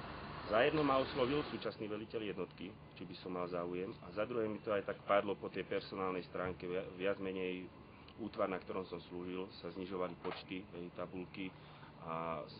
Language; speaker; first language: Slovak; native; Slovak